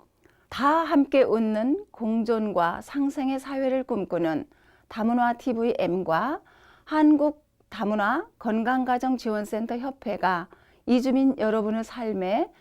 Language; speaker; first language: Korean; native; Korean